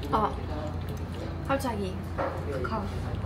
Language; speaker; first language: Korean; non-native, learner; English